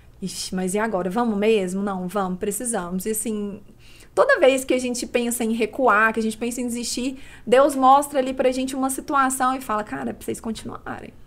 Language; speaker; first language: Portuguese; native; Portuguese